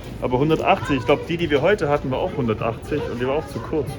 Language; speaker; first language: German; native; German